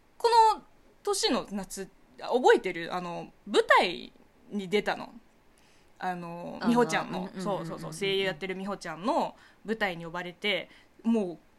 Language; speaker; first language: Japanese; non-native, fluent; Chinese